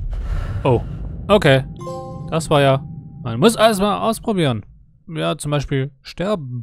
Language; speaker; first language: German; native; German